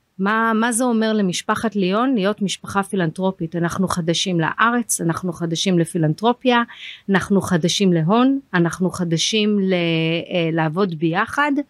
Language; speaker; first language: Hebrew; early bilingual, heritage; Hebrew